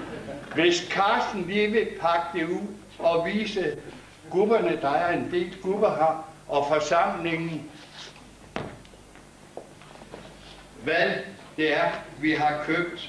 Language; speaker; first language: Danish; native; Danish